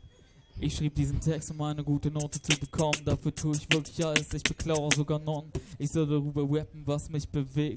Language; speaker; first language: German; native; German